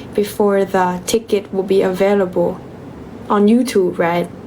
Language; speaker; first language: English; non-native, learner; Thai